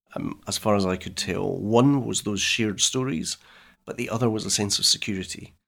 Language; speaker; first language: English; native; English